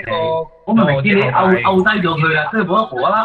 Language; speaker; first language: Chinese; native; Chinese